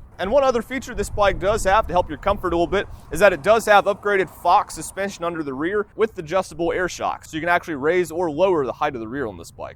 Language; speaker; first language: English; native; English